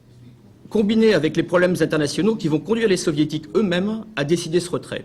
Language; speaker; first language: French; native; French